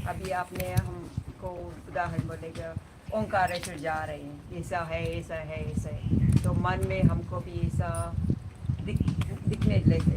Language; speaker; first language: Hindi; non-native, local second language; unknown